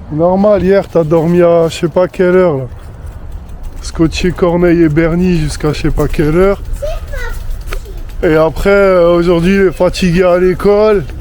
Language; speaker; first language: French; native; French